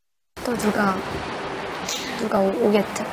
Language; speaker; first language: Korean; non-native, learner; Japanese